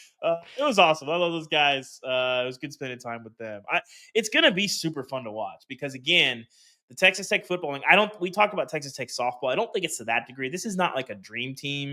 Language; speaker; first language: English; native; English